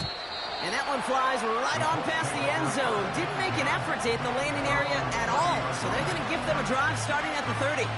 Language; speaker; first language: English; native; English